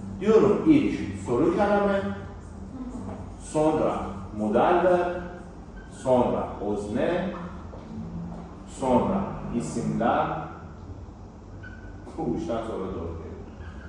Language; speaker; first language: Turkish; non-native, fluent; Persian